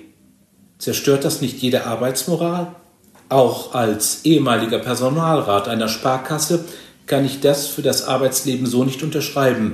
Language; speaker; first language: German; native; German